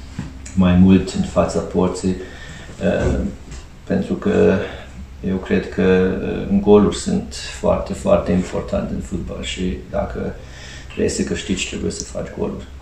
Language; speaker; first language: Romanian; non-native, fluent; Hungarian